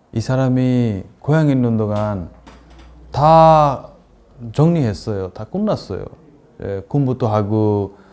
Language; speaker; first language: Korean; non-native, learner; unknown